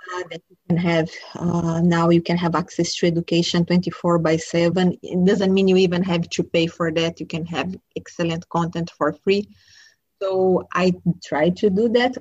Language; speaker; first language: English; non-native, fluent; Portuguese